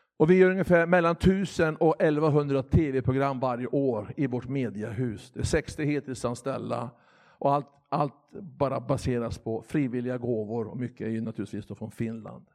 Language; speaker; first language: Swedish; native; Swedish